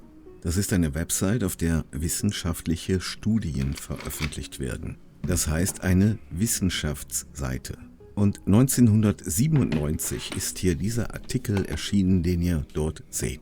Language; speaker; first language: German; native; German